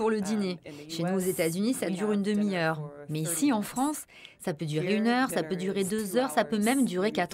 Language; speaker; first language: French; non-native, learner; English